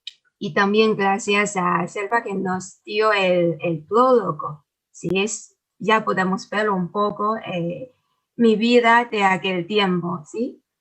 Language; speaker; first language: Spanish; non-native, fluent; Chinese